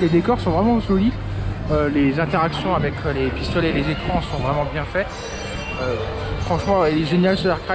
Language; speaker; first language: French; native; French